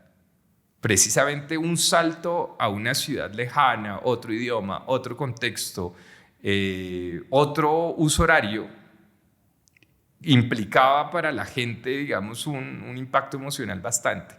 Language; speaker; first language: Spanish; native; Spanish